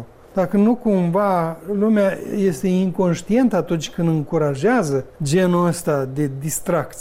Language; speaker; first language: Romanian; native; Romanian